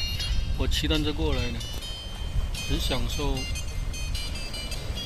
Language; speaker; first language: Chinese; non-native, local second language; Cantonese